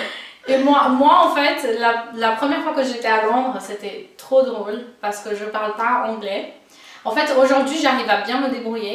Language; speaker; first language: French; non-native, fluent; Portuguese